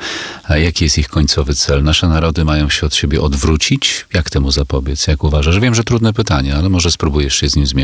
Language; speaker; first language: Polish; native; Polish